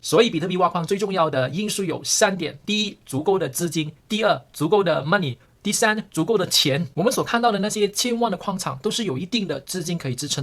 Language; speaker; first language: Chinese; early bilingual, heritage; Chinese